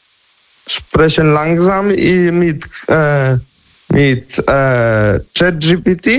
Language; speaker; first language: German; non-native, learner; Polish